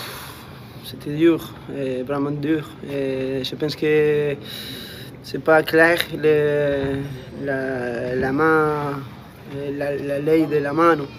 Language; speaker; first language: French; non-native, fluent; Spanish